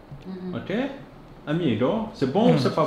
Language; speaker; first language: French; native; French